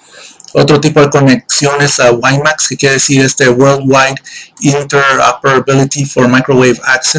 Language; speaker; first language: Spanish; native; Spanish